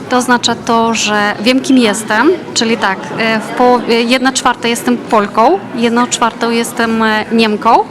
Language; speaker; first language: Polish; non-native, fluent; Russian